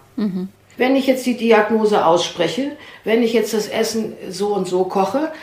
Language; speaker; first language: German; native; German